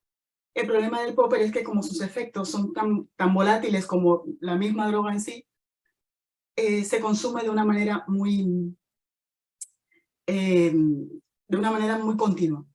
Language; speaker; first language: Spanish; native; Spanish